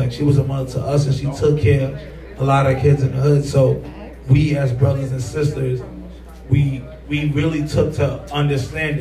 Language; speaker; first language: English; native; English